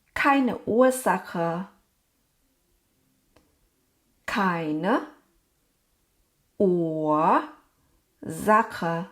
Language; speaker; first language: German; non-native, fluent; Thai